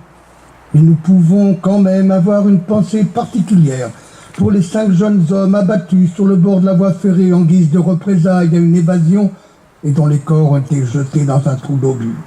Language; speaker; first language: French; native; French